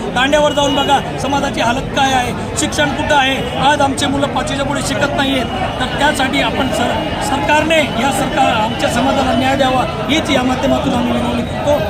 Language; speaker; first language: Marathi; non-native, local second language; Lambadi